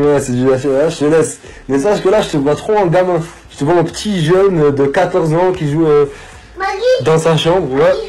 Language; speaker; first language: French; native; French